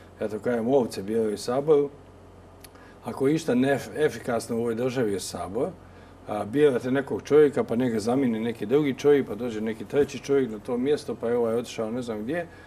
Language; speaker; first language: Croatian; native; Croatian